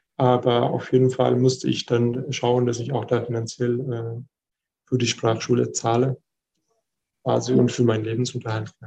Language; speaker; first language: German; non-native, fluent; Arabic